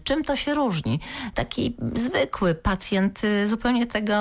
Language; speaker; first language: Polish; native; Polish